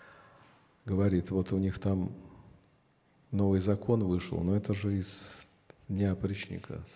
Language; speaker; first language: Russian; native; Russian